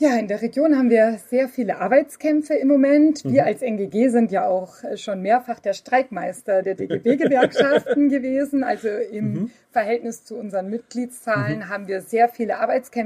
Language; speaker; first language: German; native; German